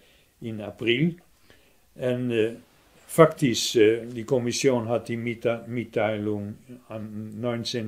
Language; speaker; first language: German; non-native, fluent; Dutch